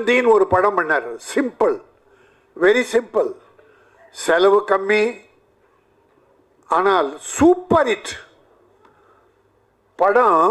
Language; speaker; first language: Tamil; native; Tamil